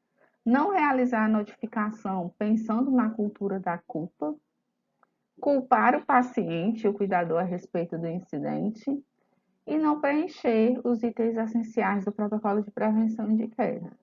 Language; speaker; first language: Portuguese; native; Portuguese